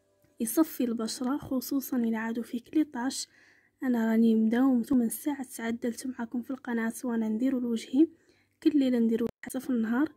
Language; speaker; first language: Arabic; native; Arabic